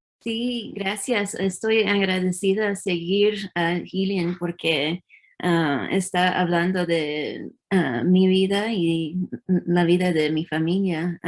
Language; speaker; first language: Spanish; early bilingual, heritage; English